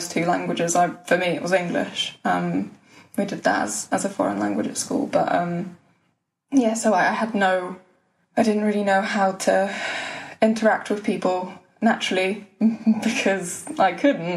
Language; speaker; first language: English; early bilingual, other home language; Polish